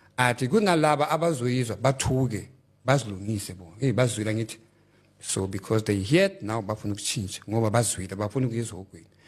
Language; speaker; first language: Zulu; native; Zulu